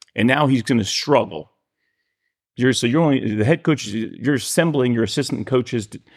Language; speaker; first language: English; native; English